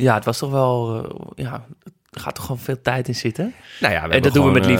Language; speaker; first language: Dutch; native; Dutch